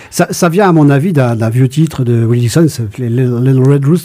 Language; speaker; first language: French; native; French